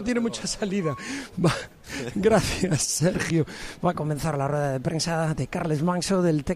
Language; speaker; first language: Spanish; native; Spanish